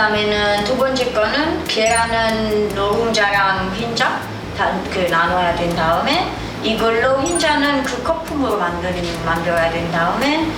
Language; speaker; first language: Korean; non-native, fluent; Italian